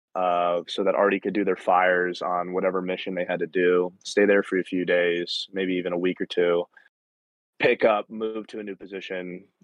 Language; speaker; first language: English; native; English